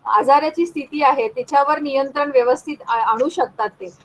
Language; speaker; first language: Marathi; non-native, local second language; Hindi